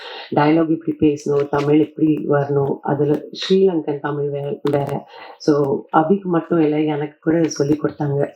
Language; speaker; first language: Tamil; non-native, fluent; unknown